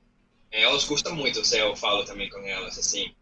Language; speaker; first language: Portuguese; non-native, learner; Spanish